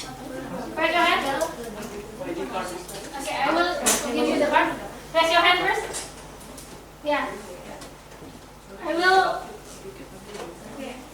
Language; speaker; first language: English; non-native, fluent; Indonesian